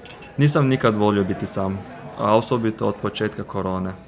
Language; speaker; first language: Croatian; non-native, fluent; Turkish